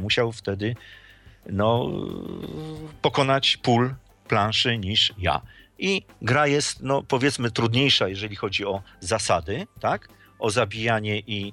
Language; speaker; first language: Polish; native; Polish